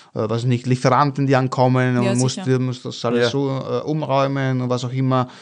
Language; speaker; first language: German; non-native, fluent; Italian